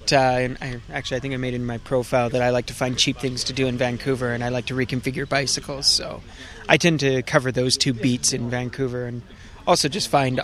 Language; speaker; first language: English; native; English